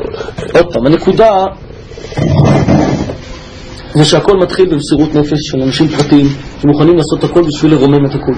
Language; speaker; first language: Hebrew; native; Hebrew